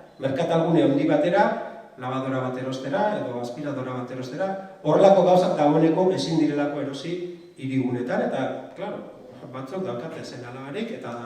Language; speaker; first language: Basque; non-native, local second language; Spanish